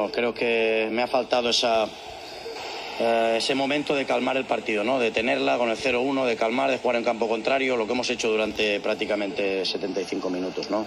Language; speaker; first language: Spanish; native; Spanish